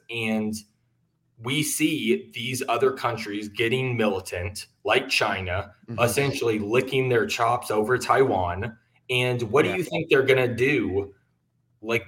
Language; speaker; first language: English; native; English